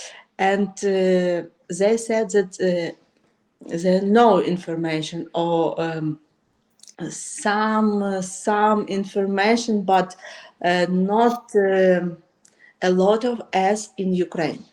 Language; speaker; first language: English; non-native, learner; Ukrainian